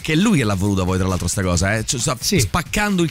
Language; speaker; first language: Italian; native; Italian